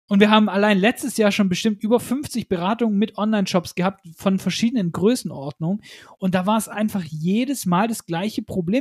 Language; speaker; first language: German; native; German